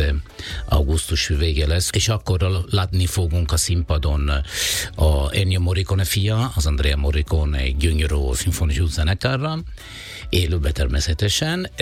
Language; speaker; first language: Hungarian; non-native, fluent; Italian